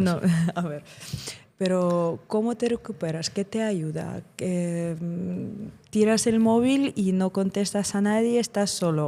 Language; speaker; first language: Spanish; non-native, fluent; Ukrainian